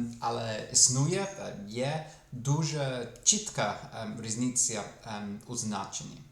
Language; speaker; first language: Ukrainian; non-native, fluent; English